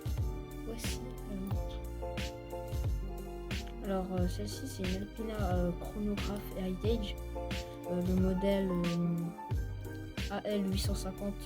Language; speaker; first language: French; native; French